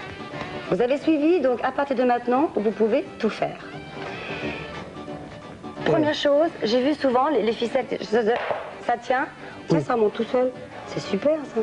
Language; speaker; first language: French; native; French